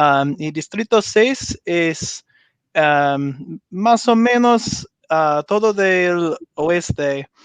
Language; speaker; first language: Spanish; non-native, learner; English